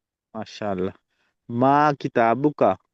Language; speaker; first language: Arabic; non-native, learner; Urdu